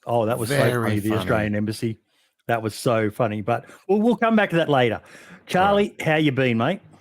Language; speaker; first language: English; native; English